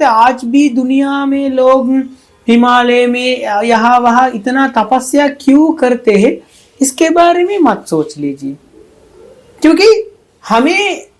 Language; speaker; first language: Hindi; non-native, fluent; Sinhala